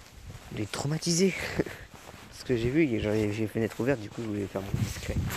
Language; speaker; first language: French; native; French